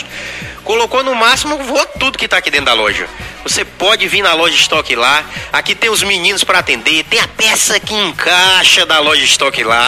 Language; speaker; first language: Portuguese; native; Portuguese